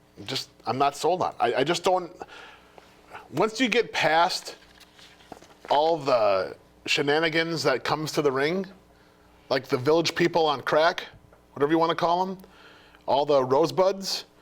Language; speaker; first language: English; native; English